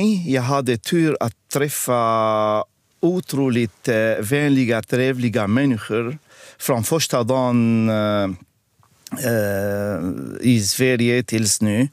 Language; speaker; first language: Swedish; non-native, fluent; Arabic